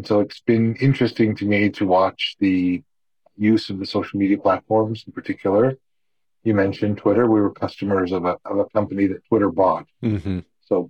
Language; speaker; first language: English; native; English